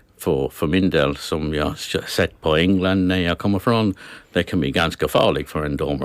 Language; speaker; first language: Swedish; non-native, learner; English